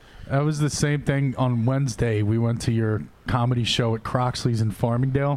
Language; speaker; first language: English; native; English